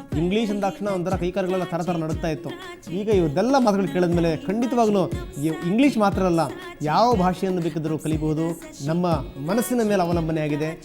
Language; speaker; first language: Kannada; native; Kannada